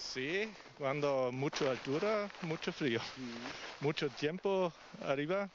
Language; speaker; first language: Spanish; non-native, learner; German